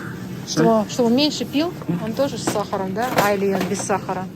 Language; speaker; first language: Russian; native; Russian